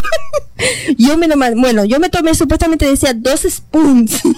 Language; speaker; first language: Spanish; native; Spanish